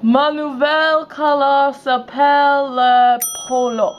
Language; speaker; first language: French; non-native, learner; English